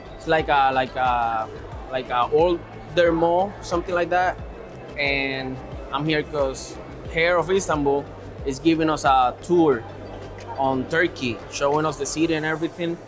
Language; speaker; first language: English; native; English